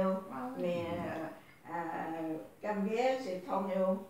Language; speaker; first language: French; non-native, learner; Vietnamese